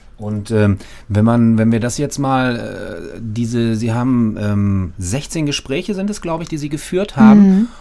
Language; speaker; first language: German; native; German